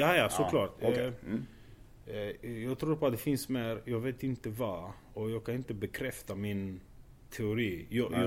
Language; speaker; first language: Swedish; non-native, fluent; Romanian